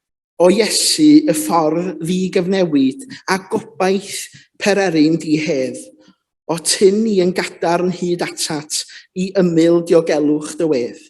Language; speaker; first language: Welsh; native; Welsh